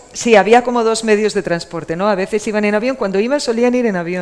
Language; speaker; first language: Spanish; native; Spanish